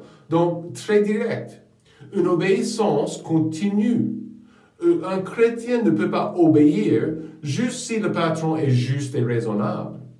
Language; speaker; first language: French; non-native, fluent; English